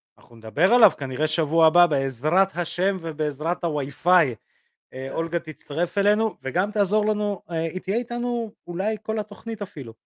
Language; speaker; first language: Hebrew; early bilingual, other home language; Russian